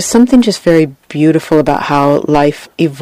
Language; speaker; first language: English; native; English